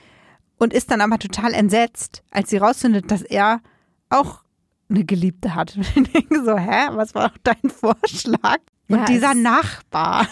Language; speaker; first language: German; native; German